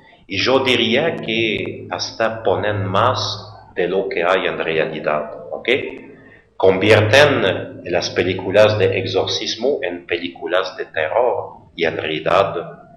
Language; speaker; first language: Spanish; non-native, fluent; French